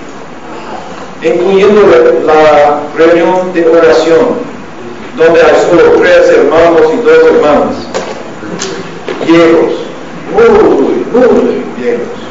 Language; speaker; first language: Spanish; non-native, learner; English